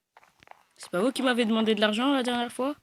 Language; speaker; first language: French; native; French